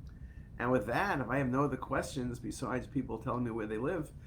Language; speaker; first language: English; native; English